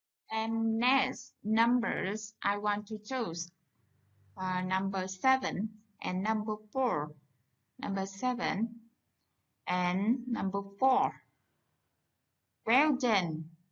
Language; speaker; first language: English; non-native, fluent; Vietnamese